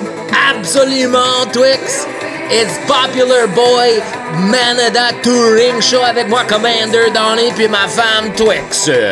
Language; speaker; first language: French; non-native, learner; English